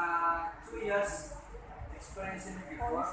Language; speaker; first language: English; non-native, learner; Indonesian